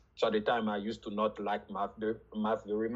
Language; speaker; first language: English; non-native, fluent; French